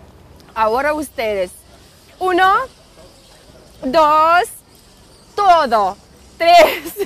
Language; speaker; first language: Spanish; non-native, fluent; Russian